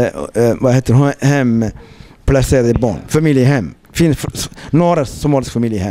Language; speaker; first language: Swedish; non-native, fluent; Somali